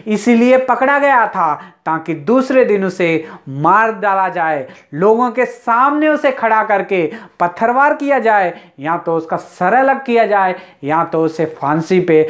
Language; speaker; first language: Hindi; non-native, local second language; Telugu